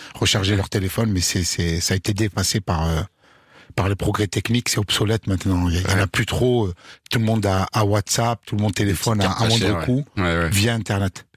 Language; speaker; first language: French; native; French